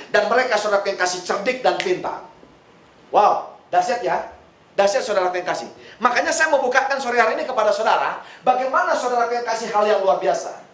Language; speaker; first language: Indonesian; native; Indonesian